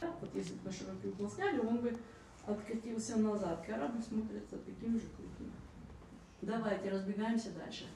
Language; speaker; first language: Russian; native; Russian